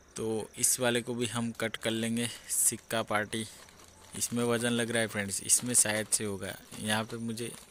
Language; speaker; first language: Hindi; native; Hindi